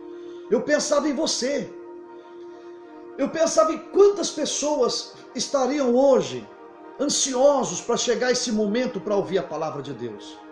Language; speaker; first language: Portuguese; native; Portuguese